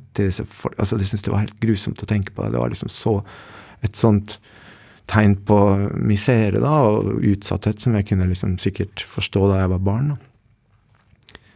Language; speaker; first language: Norwegian; early bilingual, other home language; Spanish